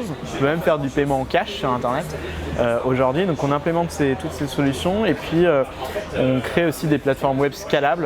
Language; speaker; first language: French; native; French